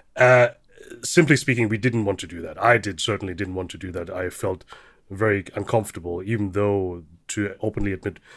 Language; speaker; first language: English; early bilingual, heritage; German